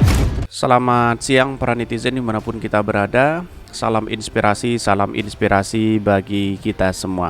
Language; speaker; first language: Indonesian; native; Indonesian